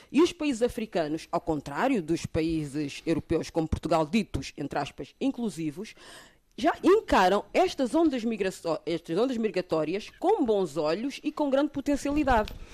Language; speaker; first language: Portuguese; early bilingual, other home language; Kabuverdianu